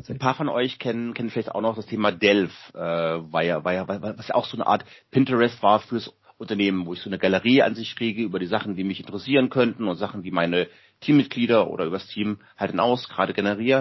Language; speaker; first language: German; native; German